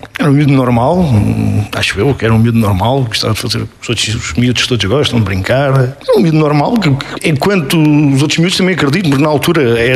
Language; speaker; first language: Portuguese; native; Portuguese